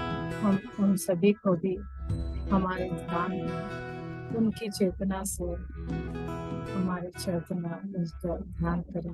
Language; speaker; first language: Hindi; native; Hindi